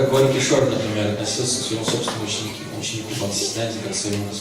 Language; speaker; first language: Russian; native; Russian